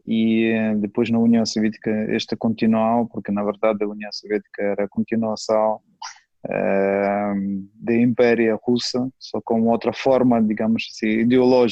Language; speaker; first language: Portuguese; non-native, fluent; Ukrainian